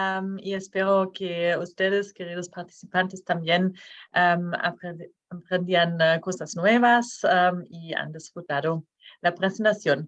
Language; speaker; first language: Spanish; non-native, fluent; Norwegian